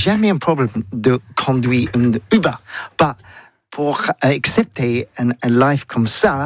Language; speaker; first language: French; non-native, learner; English